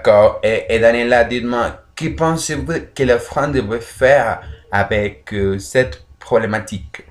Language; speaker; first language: French; non-native, learner; Spanish